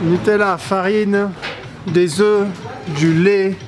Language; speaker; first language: French; native; French